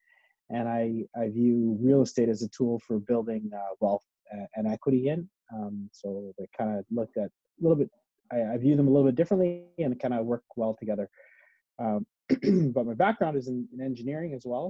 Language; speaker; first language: English; native; English